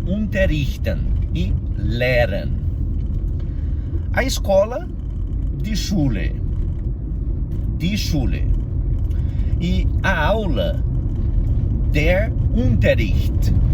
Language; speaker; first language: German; non-native, fluent; Portuguese